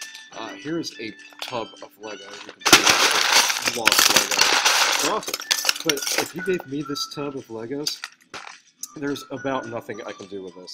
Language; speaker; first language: English; native; English